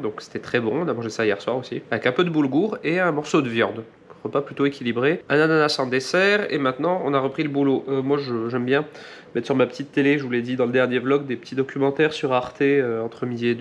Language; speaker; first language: French; native; French